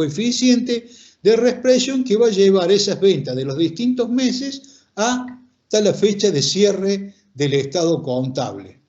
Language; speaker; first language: Spanish; native; Spanish